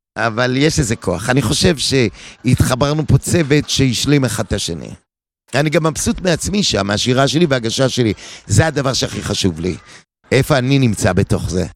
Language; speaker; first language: Hebrew; native; Hebrew